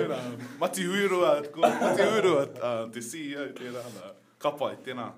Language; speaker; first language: Māori; non-native, local second language; English